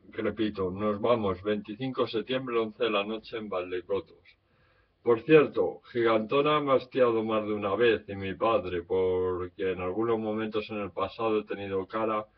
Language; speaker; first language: Spanish; native; Spanish